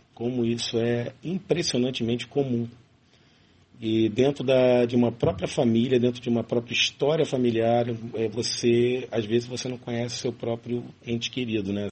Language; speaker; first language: Portuguese; native; Portuguese